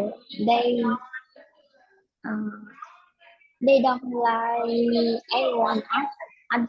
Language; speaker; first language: English; non-native, learner; Vietnamese